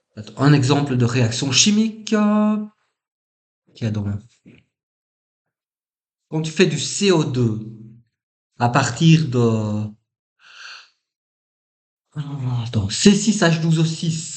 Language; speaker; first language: French; native; French